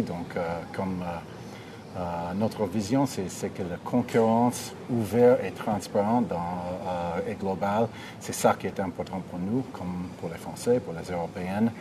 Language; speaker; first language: French; non-native, fluent; English